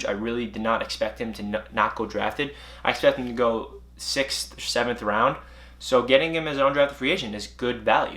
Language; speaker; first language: English; native; English